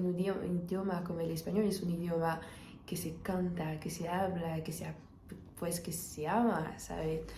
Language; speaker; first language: Spanish; non-native, fluent; French